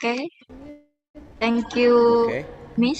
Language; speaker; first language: English; non-native, learner; Indonesian